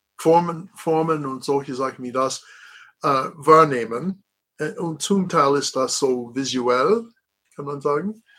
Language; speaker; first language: German; non-native, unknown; English